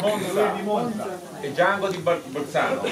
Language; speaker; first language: Italian; native; Italian